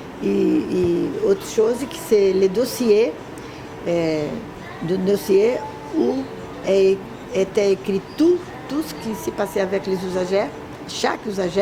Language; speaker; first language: French; non-native, fluent; Portuguese